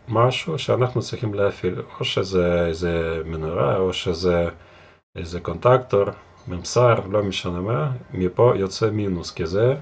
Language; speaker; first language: Hebrew; non-native, fluent; Russian